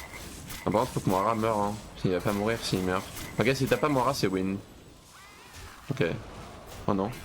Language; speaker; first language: French; native; French